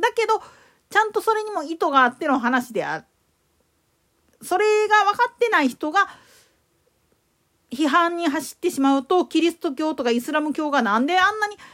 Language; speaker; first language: Japanese; native; Japanese